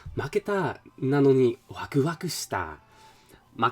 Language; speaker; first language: Japanese; non-native, learner; English